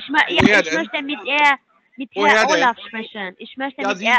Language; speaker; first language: German; non-native, learner; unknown